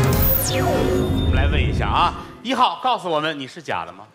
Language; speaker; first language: Chinese; native; Chinese